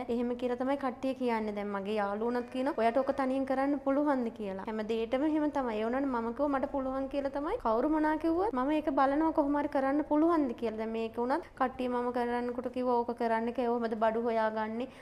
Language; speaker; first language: Sinhala; native; Sinhala